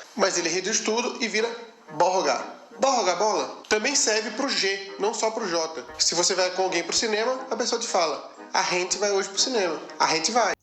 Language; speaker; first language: Portuguese; native; Portuguese